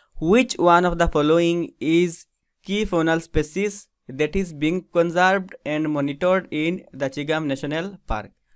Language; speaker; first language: English; non-native, local second language; Bangla